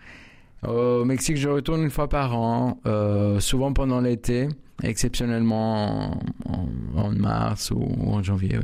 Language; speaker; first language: French; non-native, fluent; Spanish